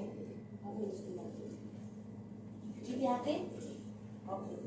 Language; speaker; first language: Indonesian; non-native, learner; Filipino